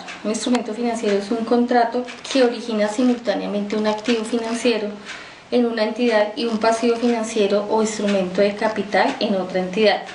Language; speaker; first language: Spanish; native; Spanish